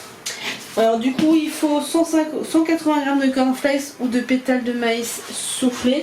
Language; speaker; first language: French; native; French